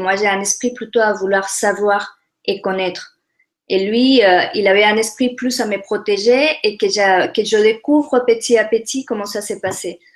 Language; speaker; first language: French; non-native, fluent; Spanish